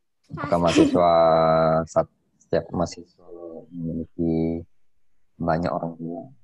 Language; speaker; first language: Indonesian; native; Indonesian